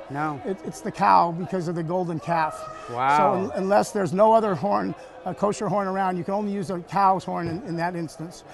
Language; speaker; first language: English; native; English